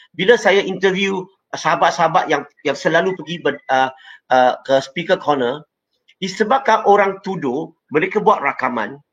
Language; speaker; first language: Malay; non-native, local second language; Chinese